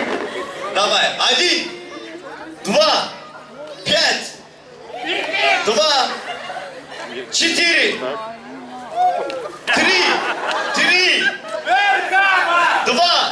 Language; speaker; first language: Russian; non-native, learner; Turkish